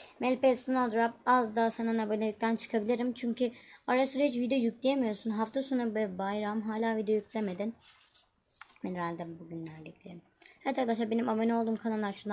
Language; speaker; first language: Turkish; native; Turkish